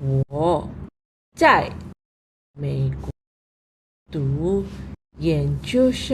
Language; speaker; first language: Chinese; non-native, fluent; Indonesian